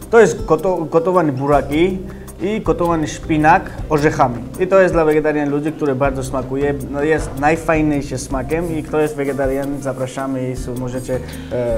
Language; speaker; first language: Polish; non-native, learner; Georgian